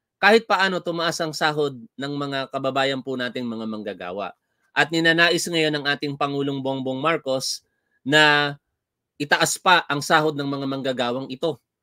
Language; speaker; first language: Filipino; native; Filipino